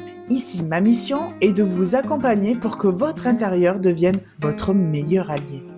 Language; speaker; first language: French; native; French